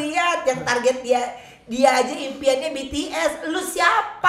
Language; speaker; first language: Indonesian; native; Indonesian